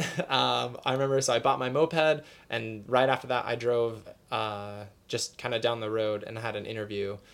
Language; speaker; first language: English; native; English